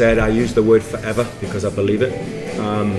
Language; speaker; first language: English; native; English